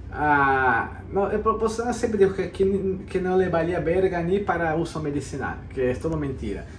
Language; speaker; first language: Spanish; early bilingual, heritage; Spanish